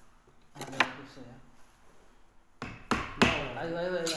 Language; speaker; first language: Arabic; non-native, learner; Indonesian